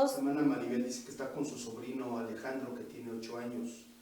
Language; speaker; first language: Spanish; native; Spanish